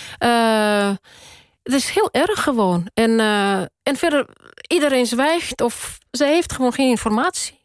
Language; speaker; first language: Dutch; non-native, fluent; Russian